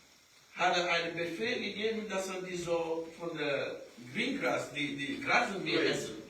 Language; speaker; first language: German; non-native, learner; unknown